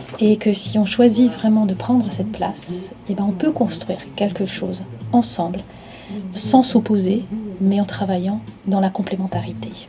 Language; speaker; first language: French; native; French